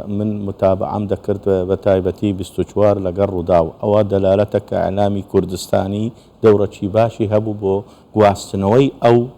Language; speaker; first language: Central Kurdish; non-native, local second language; Assyrian Neo-Aramaic